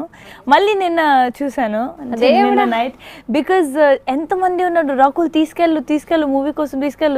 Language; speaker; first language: Telugu; non-native, fluent; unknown